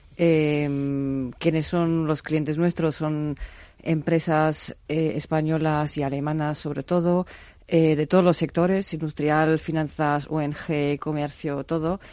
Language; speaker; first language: Spanish; non-native, fluent; German